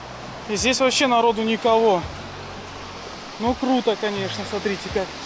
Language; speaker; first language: Russian; native; Russian